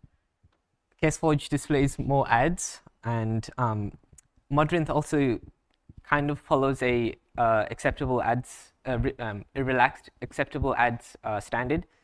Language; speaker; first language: English; native; English